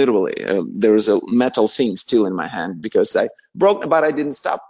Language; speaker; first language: English; non-native, fluent; Russian